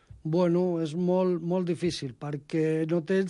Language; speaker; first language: Catalan; non-native, local second language; Spanish